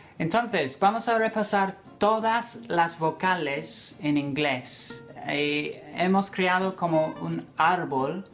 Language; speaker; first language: Spanish; non-native, fluent; English